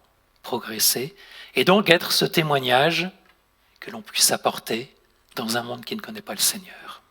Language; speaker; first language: French; native; French